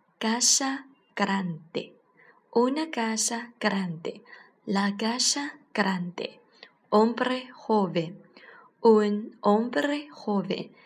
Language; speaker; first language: Spanish; non-native, learner; Chinese